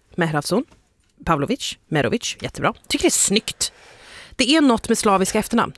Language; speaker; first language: Swedish; early bilingual, other home language; Persian